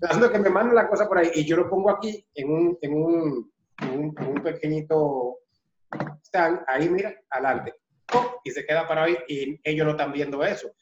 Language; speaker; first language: Spanish; native; Spanish